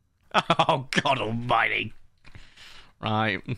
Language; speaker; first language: English; native; English